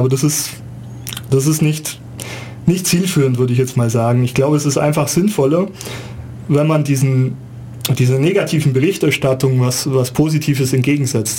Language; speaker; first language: German; native; German